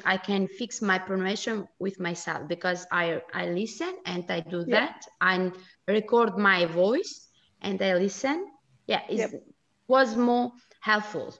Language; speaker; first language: English; non-native, learner; Italian